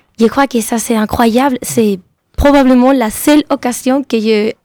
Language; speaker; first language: French; non-native, learner; Spanish